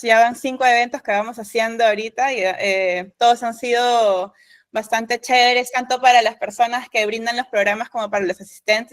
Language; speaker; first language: Spanish; native; Spanish